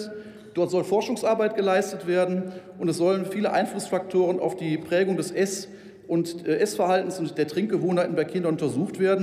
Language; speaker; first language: German; native; German